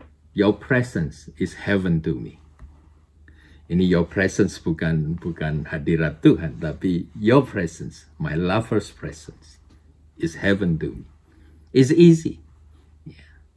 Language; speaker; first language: English; non-native, fluent; Indonesian